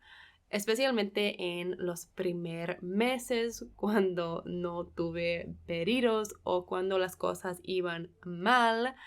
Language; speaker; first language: Spanish; non-native, fluent; English